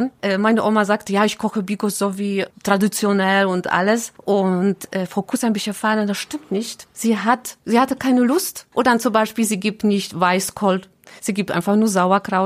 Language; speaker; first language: German; non-native, learner; Polish